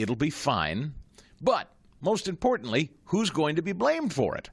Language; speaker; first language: English; native; English